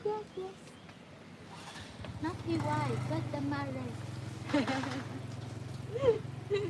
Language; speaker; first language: English; non-native, learner; Vietnamese